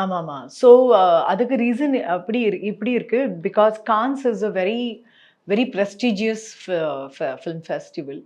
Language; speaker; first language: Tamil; non-native, learner; Marathi